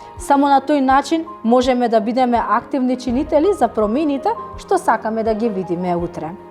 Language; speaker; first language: Macedonian; non-native, local second language; Romany